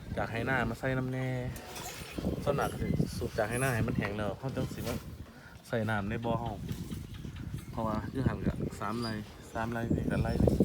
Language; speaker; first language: Thai; native; Thai